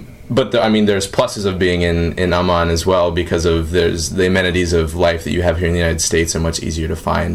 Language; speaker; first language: English; native; English